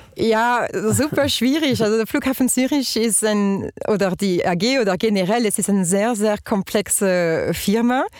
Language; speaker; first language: German; non-native, fluent; French